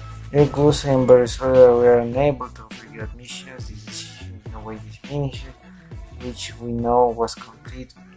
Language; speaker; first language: English; non-native, fluent; Spanish